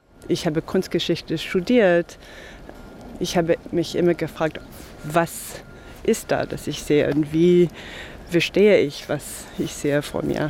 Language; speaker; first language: German; non-native, fluent; English